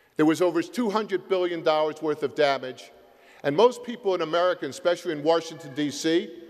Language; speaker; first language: English; native; English